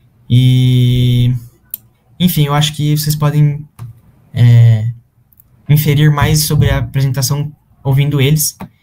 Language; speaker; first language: Portuguese; native; Portuguese